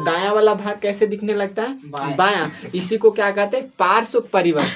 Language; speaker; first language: Hindi; native; Hindi